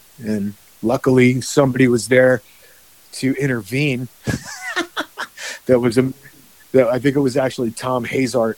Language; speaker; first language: English; native; English